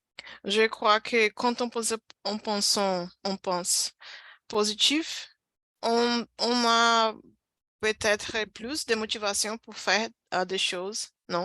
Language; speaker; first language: French; non-native, fluent; Portuguese